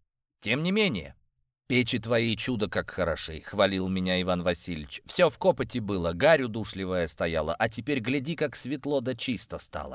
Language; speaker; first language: Russian; native; Russian